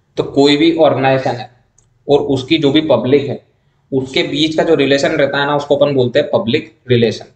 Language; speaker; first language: Hindi; native; Hindi